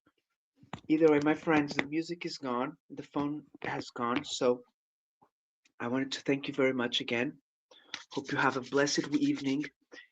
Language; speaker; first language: English; non-native, fluent; Portuguese